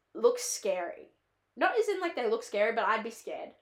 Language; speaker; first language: English; native; English